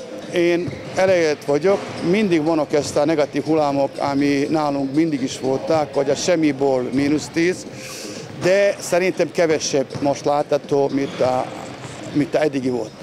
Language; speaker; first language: Hungarian; non-native, learner; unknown